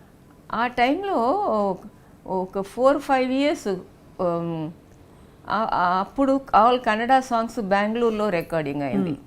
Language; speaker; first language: Telugu; non-native, local second language; Tamil